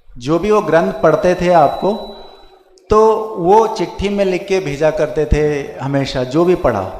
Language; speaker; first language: Hindi; non-native, local second language; Kannada